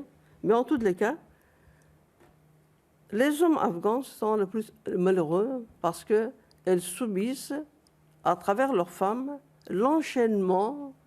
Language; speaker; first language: French; non-native, fluent; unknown